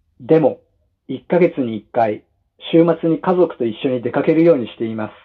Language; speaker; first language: Japanese; non-native, fluent; Indonesian